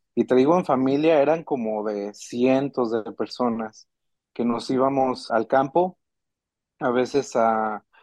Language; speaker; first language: Spanish; native; Spanish